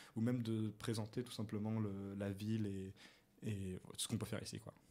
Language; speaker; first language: French; native; French